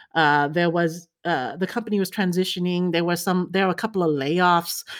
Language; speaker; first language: English; early bilingual, other home language; Chinese